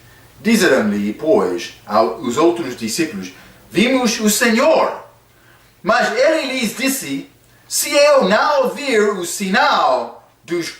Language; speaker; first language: Portuguese; non-native, fluent; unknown